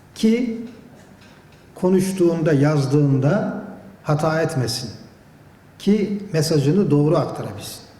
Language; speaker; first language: Turkish; native; Turkish